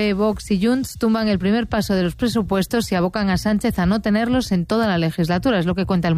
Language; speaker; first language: Spanish; native; Spanish